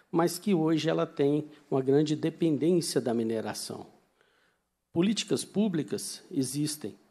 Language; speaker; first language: Portuguese; native; Portuguese